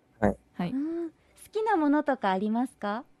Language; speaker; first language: Japanese; native; Japanese